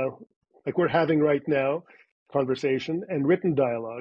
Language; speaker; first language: English; native; English